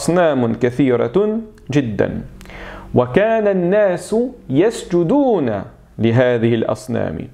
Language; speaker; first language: Arabic; non-native, fluent; French